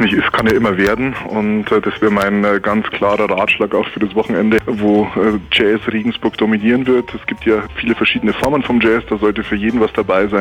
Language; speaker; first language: German; native; German